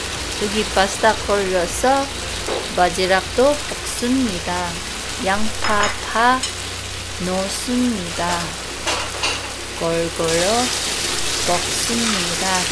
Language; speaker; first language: Korean; non-native, learner; Cebuano